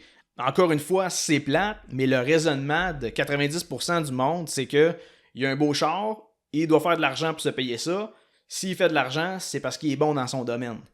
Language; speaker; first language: French; native; French